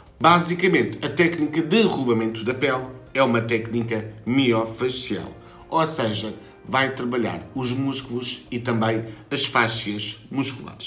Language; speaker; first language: Portuguese; native; Portuguese